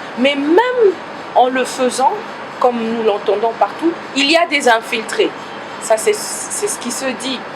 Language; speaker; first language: French; non-native, local second language; Lingala